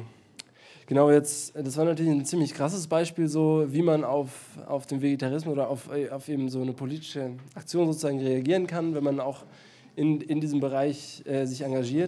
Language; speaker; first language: German; native; German